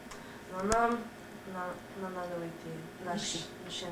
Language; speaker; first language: Russian; non-native, learner; English